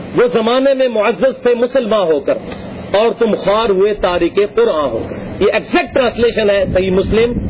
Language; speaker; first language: Urdu; non-native, local second language; Punjabi